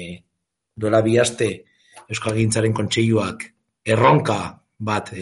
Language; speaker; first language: Basque; native; Basque